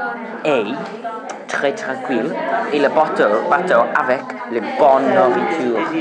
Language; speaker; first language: French; non-native, learner; English